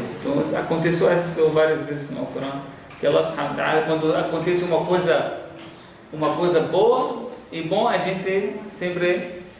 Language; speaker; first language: Portuguese; non-native, fluent; Arabic